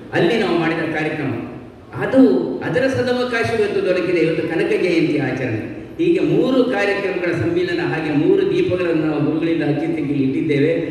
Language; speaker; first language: Kannada; non-native, local second language; Tulu